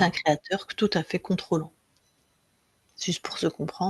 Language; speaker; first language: French; native; French